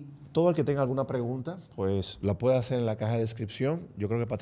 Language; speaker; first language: Spanish; native; Spanish